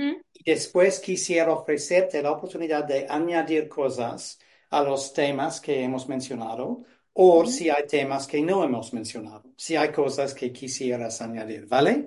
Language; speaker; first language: Spanish; non-native, fluent; English